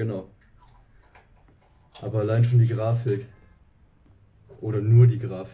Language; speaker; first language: German; native; German